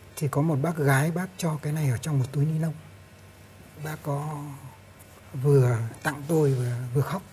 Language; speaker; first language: Vietnamese; native; Vietnamese